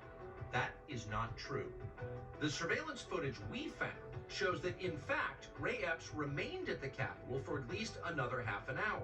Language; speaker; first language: English; native; English